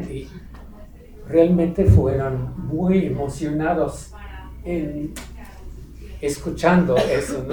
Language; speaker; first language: Spanish; non-native, fluent; English